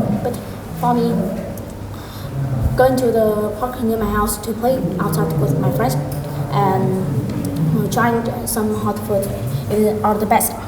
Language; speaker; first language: English; non-native, learner; Vietnamese